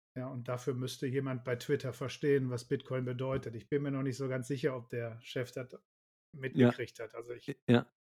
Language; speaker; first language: German; native; German